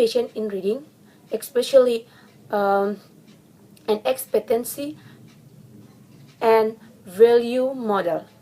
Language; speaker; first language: English; non-native, learner; Indonesian